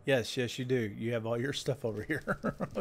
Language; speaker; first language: English; native; English